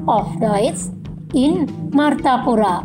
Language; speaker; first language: German; non-native, fluent; Indonesian